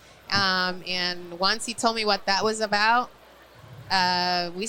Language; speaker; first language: English; non-native, fluent; Spanish